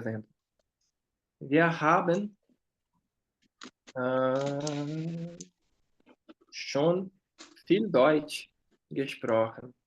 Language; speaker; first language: German; non-native, fluent; Portuguese